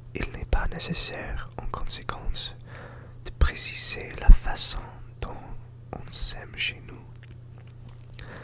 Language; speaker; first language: French; non-native, learner; English